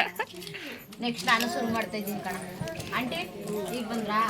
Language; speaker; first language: Kannada; native; Kannada